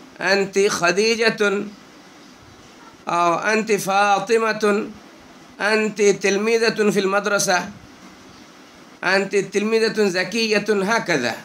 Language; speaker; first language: Arabic; non-native, fluent; Bangla